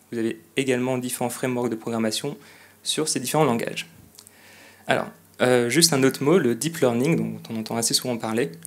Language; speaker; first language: French; native; French